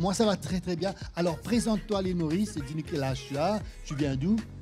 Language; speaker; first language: French; non-native, local second language; Morisyen